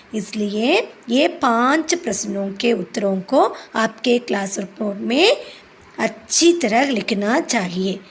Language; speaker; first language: Hindi; non-native, local second language; Tamil